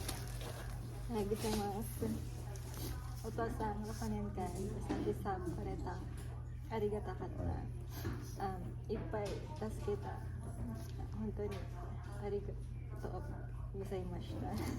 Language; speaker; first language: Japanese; non-native, learner; Filipino